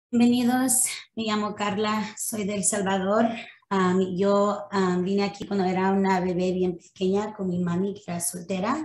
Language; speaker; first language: Spanish; early bilingual, other home language; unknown